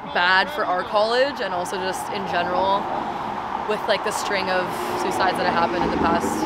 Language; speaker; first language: English; native; English